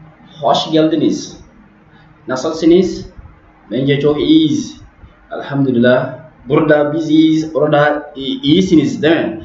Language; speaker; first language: Turkish; non-native, learner; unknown